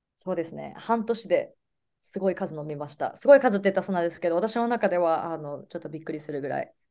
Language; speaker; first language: Japanese; native; Japanese